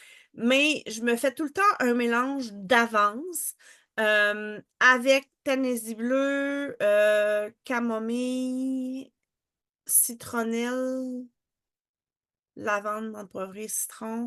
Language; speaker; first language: French; native; French